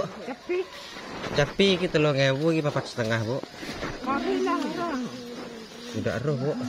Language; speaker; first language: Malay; non-native, local second language; Javanese